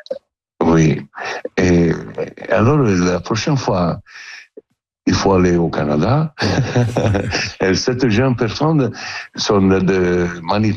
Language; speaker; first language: French; non-native, learner; Italian